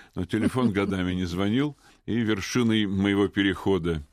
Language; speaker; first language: Russian; native; Russian